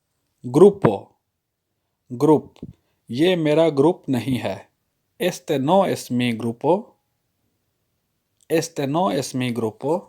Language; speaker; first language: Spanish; non-native, fluent; Urdu